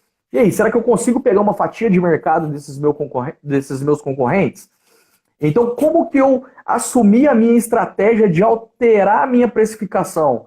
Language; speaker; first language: Portuguese; native; Portuguese